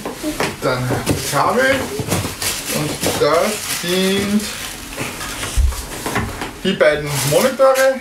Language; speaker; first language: German; native; German